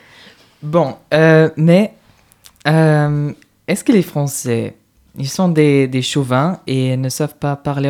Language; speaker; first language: French; non-native, fluent; German